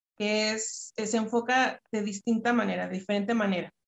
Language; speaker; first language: Spanish; native; Spanish